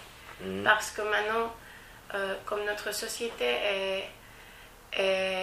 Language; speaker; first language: French; non-native, fluent; English